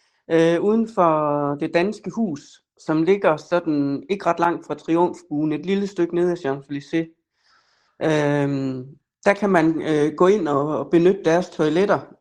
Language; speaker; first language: Danish; native; Danish